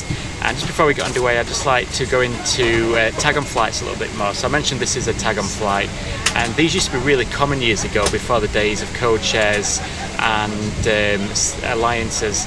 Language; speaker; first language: English; native; English